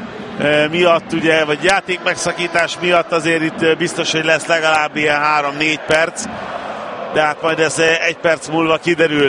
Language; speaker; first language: Hungarian; native; Hungarian